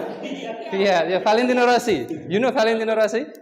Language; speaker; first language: English; non-native, learner; Indonesian